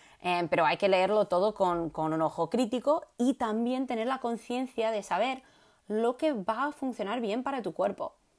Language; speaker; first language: Spanish; non-native, fluent; English